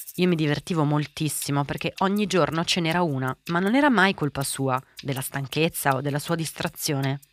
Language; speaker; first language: Italian; early bilingual, other home language; Portuguese